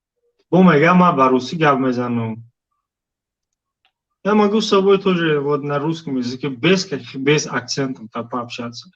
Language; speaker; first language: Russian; non-native, local second language; Tajik